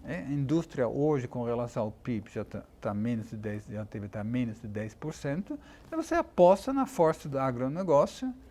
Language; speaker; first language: Portuguese; non-native, fluent; Dutch